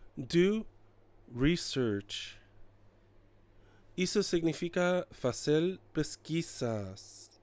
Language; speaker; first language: Portuguese; non-native, learner; English